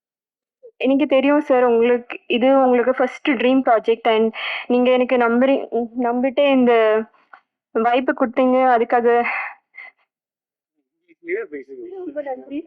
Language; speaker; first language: Tamil; non-native, learner; Bangla